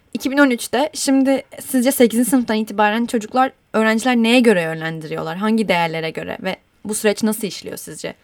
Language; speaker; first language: Turkish; native; Turkish